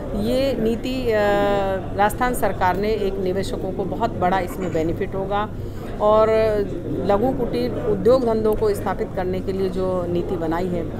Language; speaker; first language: Hindi; native; Hindi